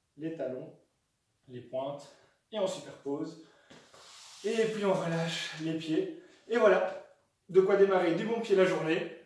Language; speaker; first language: French; native; French